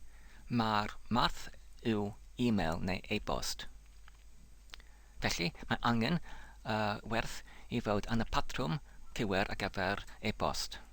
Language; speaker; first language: Welsh; non-native, fluent; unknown